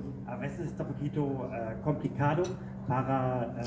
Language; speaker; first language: Spanish; non-native, learner; German